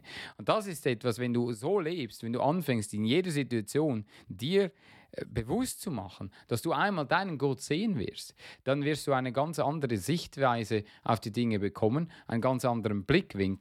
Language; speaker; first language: German; non-native, fluent; English